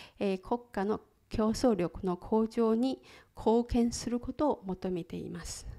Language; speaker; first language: Japanese; non-native, fluent; Chinese